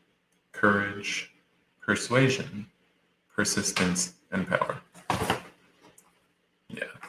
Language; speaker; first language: English; native; English